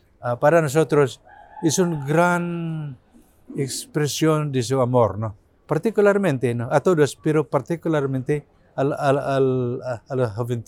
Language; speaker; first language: Spanish; non-native, learner; Cebuano